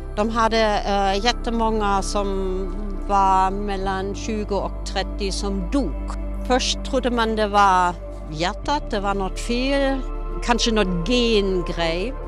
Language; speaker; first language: Swedish; non-native, fluent; German